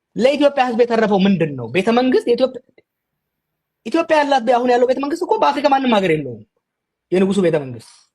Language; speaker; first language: Amharic; non-native, local second language; Oromo